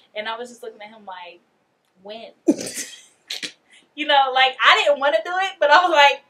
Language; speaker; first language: English; native; English